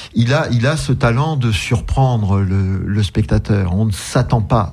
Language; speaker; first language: French; native; French